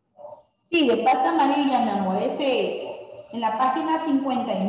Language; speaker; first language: Spanish; native; Spanish